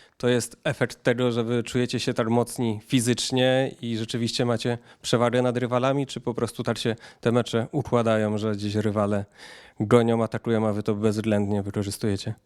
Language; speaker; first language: Polish; native; Polish